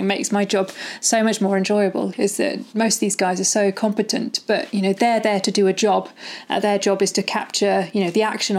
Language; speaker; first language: English; native; English